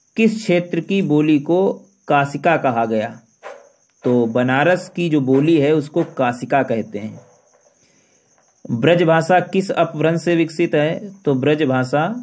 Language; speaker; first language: Hindi; native; Hindi